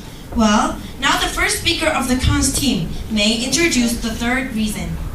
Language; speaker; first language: English; non-native, fluent; Korean